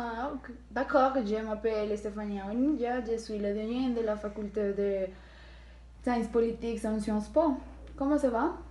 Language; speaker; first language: French; non-native, learner; Spanish